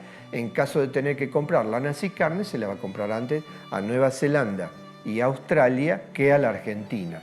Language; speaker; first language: Spanish; native; Spanish